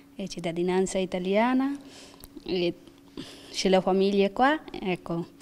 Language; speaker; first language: Italian; non-native, learner; Bangla